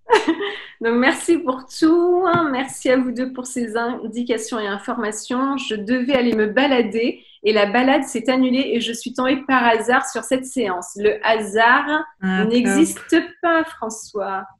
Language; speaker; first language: French; native; French